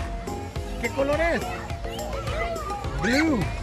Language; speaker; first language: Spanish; early bilingual, other home language; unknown